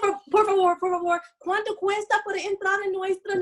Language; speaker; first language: Spanish; non-native, learner; English